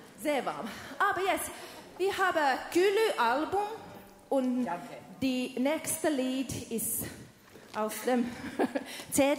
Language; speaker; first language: German; non-native, learner; Finnish